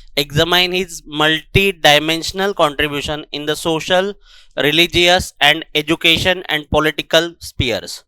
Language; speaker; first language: English; non-native, local second language; Marathi